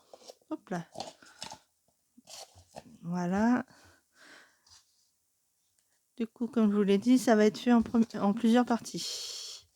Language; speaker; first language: French; native; French